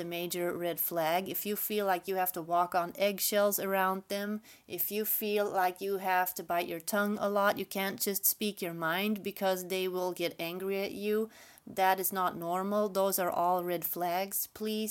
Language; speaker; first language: English; non-native, fluent; Dutch